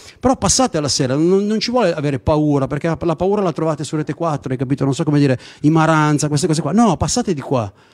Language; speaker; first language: Italian; native; Italian